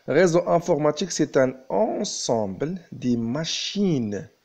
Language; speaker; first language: French; non-native, local second language; Arabic